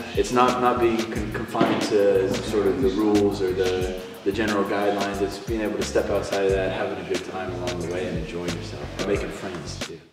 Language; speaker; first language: English; native; English